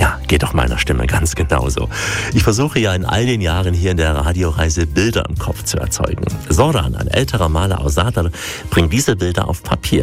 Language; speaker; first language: German; native; German